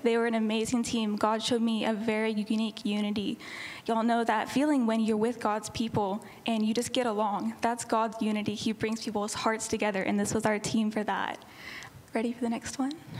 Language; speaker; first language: English; native; English